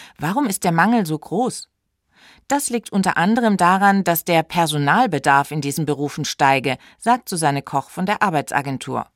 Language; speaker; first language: German; native; German